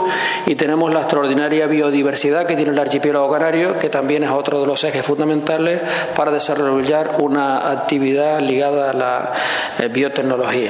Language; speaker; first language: Spanish; native; Spanish